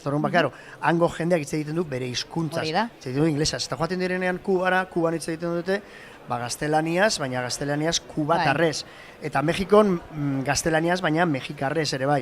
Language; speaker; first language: Basque; native; Basque